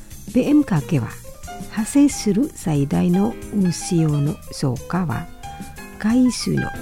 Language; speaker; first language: Japanese; non-native, fluent; Indonesian